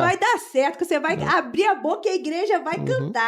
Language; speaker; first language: Portuguese; native; Portuguese